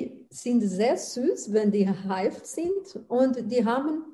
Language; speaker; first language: German; non-native, fluent; Portuguese